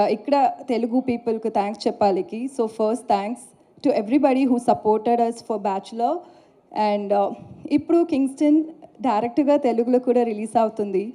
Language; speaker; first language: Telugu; non-native, learner; Tamil